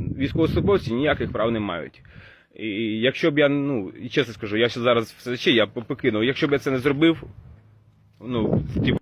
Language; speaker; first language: Ukrainian; non-native, local second language; Russian